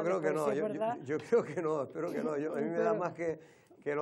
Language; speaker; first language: Spanish; native; Spanish